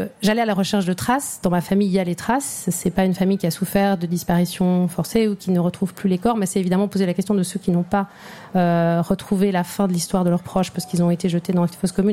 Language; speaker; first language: French; native; French